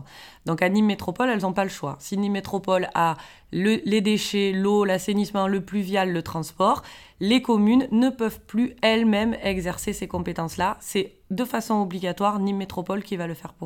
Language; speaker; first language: French; native; French